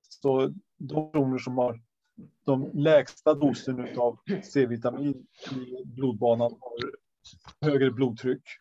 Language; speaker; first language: Swedish; native; Swedish